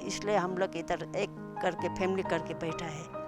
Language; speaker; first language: Hindi; non-native, local second language; Tibetan